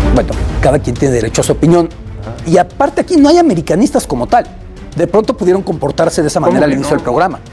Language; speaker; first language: Spanish; native; Spanish